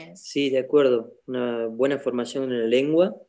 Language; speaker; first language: Spanish; native; Spanish